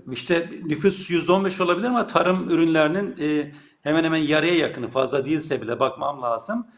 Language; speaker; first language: Turkish; native; Turkish